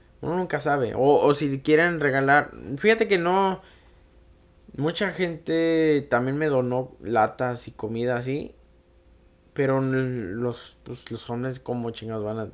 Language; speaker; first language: Spanish; native; Spanish